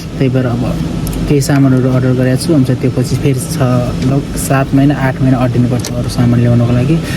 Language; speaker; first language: Nepali; native; Nepali